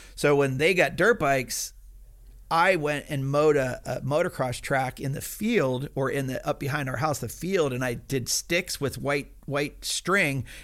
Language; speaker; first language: English; native; English